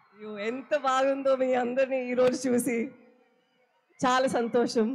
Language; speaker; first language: Telugu; non-native, local second language; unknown